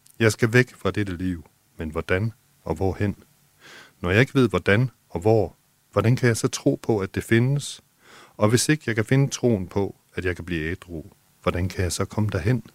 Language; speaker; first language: Danish; native; Danish